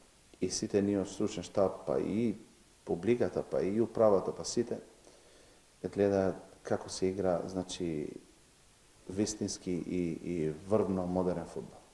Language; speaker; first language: Macedonian; non-native, local second language; Albanian